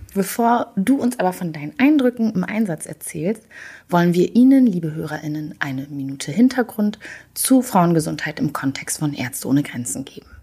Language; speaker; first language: German; early bilingual, other home language; Kinyarwanda